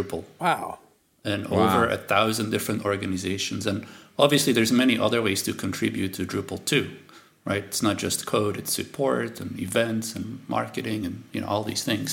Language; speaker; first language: English; non-native, fluent; Dutch